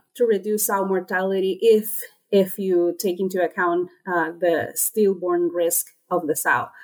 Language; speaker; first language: English; non-native, fluent; Spanish